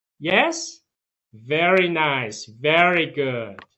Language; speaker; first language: English; non-native, fluent; Tajik